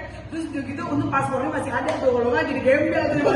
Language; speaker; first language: Indonesian; native; Indonesian